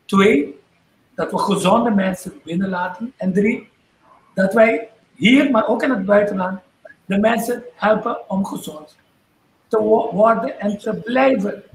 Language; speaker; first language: Dutch; non-native, local second language; Papiamento